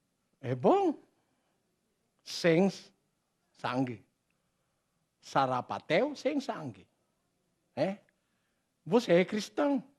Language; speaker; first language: Portuguese; non-native, learner; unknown